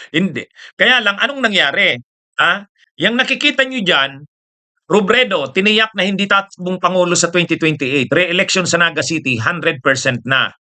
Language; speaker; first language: Filipino; non-native, local second language; Bikol